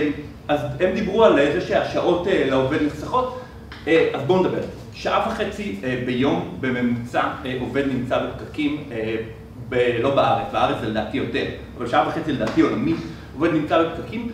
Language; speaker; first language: Hebrew; native; Hebrew